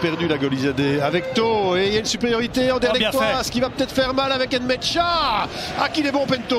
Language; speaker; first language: French; native; French